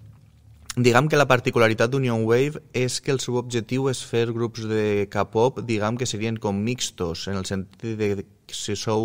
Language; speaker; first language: Catalan; native; Catalan